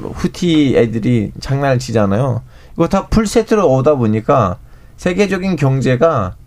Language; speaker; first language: Korean; non-native, fluent; Turkish